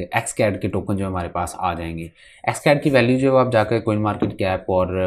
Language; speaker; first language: Hindi; native; Hindi